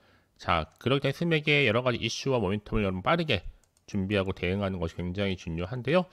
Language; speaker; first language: Korean; native; Korean